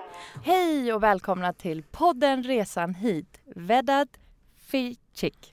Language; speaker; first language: Swedish; non-native, fluent; Persian